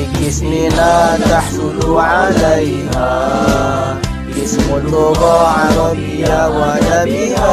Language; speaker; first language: Arabic; non-native, learner; Indonesian